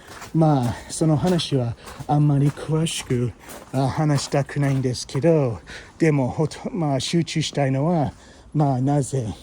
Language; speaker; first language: Japanese; non-native, fluent; English